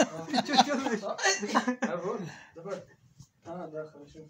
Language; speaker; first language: Russian; non-native, learner; Turkish